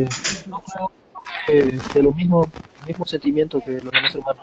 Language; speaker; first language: Spanish; native; Spanish